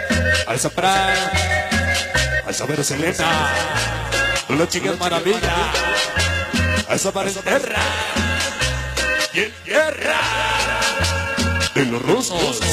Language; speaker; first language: Spanish; native; Spanish